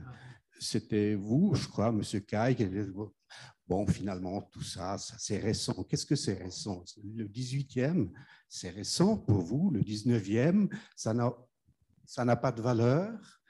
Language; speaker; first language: French; non-native, fluent; German